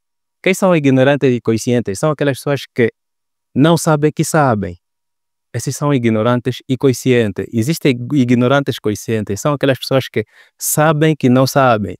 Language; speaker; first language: Portuguese; native; Portuguese